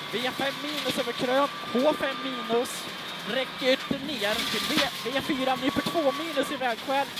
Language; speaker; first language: Swedish; native; Swedish